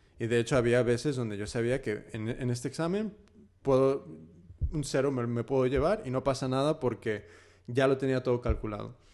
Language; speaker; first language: Spanish; early bilingual, heritage; Spanish